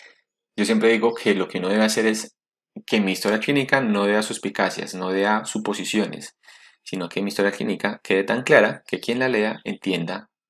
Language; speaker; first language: Spanish; native; Spanish